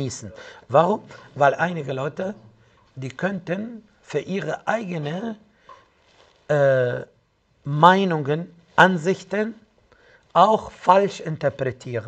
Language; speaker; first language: German; non-native, fluent; Arabic